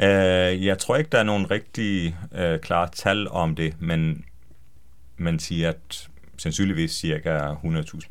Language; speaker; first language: Danish; non-native, fluent; Hebrew